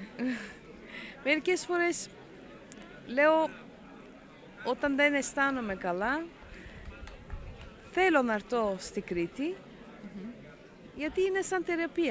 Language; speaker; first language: Greek; early bilingual, heritage; Greek